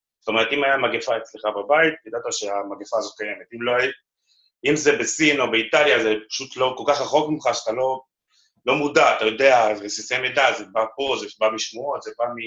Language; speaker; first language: Hebrew; native; Hebrew